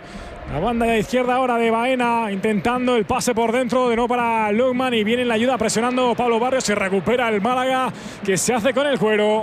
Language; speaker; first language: Spanish; native; Spanish